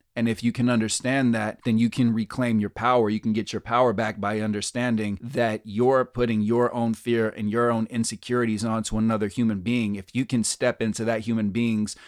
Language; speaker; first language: English; native; English